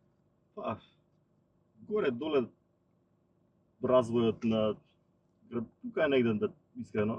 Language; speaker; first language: Macedonian; native; Macedonian